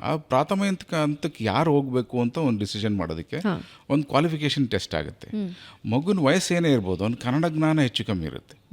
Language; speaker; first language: Kannada; native; Kannada